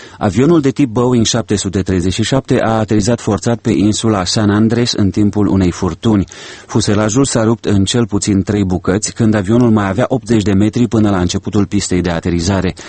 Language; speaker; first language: Romanian; native; Romanian